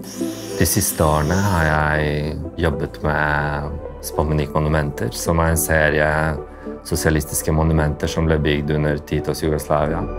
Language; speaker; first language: Norwegian; early bilingual, other home language; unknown